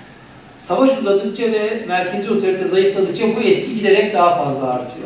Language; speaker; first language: Turkish; native; Turkish